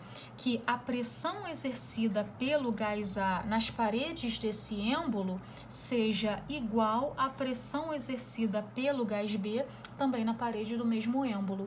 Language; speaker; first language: Portuguese; native; Portuguese